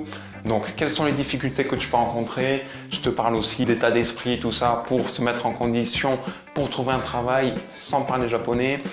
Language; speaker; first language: French; native; French